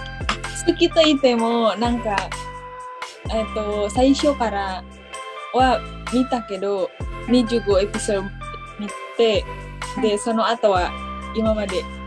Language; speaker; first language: Japanese; non-native, fluent; Indonesian